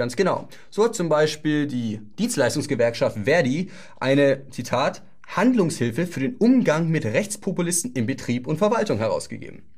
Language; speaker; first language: German; native; German